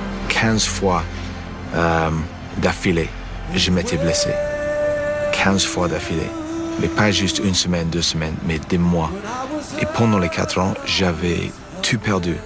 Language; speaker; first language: French; non-native, fluent; English